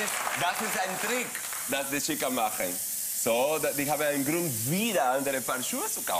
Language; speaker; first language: German; non-native, fluent; Spanish